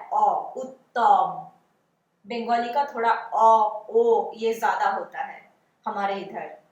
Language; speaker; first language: Hindi; non-native, local second language; Bangla